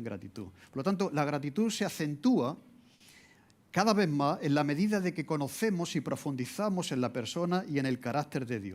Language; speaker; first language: Spanish; native; Spanish